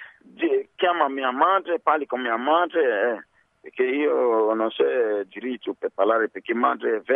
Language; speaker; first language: Italian; non-native, learner; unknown